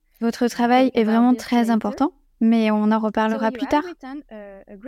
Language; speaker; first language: French; non-native, learner; English